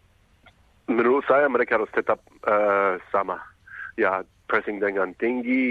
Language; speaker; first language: Indonesian; non-native, fluent; English